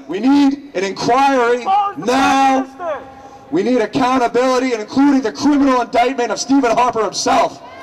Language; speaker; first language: English; native; English